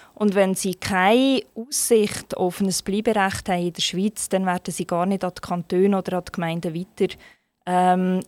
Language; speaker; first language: German; non-native, fluent; Turkish